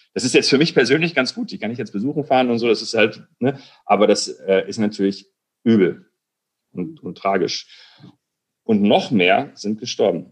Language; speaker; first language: German; native; German